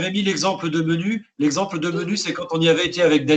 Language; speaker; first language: French; native; French